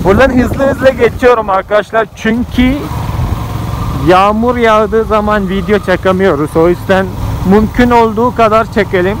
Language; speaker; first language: Turkish; non-native, fluent; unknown